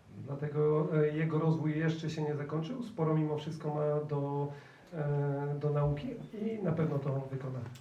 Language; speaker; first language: Polish; native; Polish